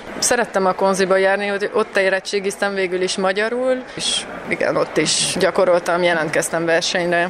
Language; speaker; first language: Hungarian; early bilingual, heritage; Hungarian